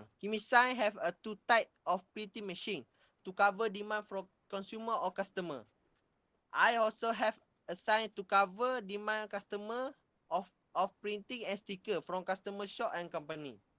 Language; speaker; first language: English; non-native, local second language; Malay